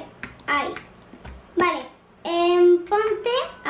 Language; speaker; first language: Spanish; native; Spanish